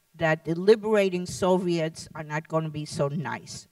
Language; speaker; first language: English; early bilingual, other home language; Lithuanian